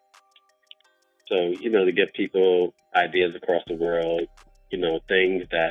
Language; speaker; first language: English; native; English